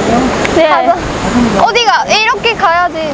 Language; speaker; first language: Korean; non-native, learner; Vietnamese